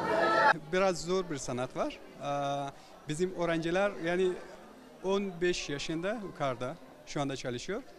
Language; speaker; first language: Turkish; non-native, learner; Persian